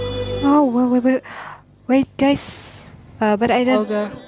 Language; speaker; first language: English; non-native, learner; Indonesian